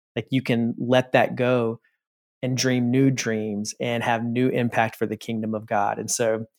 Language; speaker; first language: English; native; English